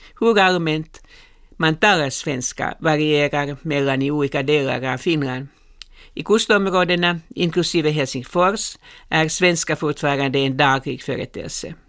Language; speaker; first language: Swedish; non-native, local second language; Finnish